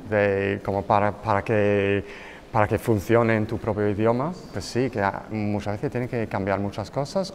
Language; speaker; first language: Spanish; non-native, fluent; English